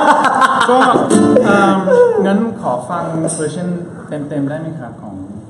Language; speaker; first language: Thai; early bilingual, other home language; Spanish